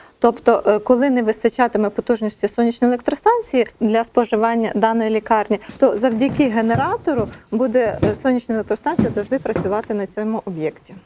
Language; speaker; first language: Ukrainian; native; Ukrainian